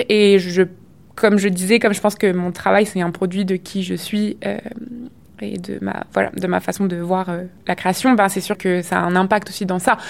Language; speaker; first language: French; native; French